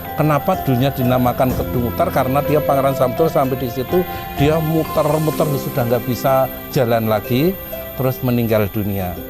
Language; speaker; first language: Indonesian; non-native, local second language; Javanese